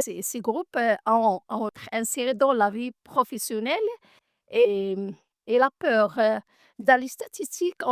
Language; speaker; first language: French; non-native, learner; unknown